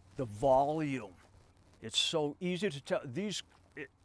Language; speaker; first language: English; native; English